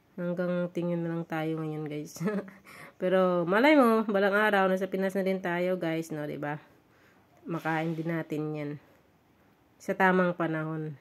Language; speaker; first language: Filipino; non-native, local second language; Hiligaynon